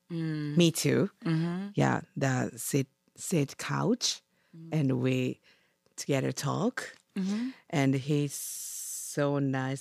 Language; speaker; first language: English; non-native, learner; Japanese